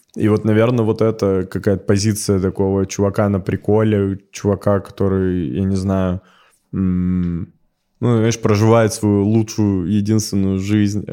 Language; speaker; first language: Russian; native; Russian